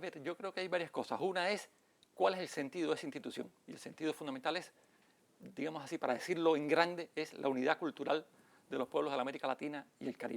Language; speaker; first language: Spanish; native; Spanish